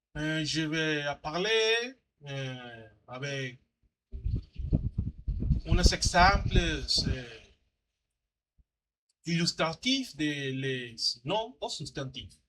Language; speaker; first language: French; non-native, learner; Spanish